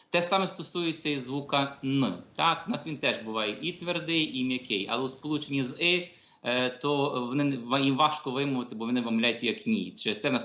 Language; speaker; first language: Ukrainian; native; Ukrainian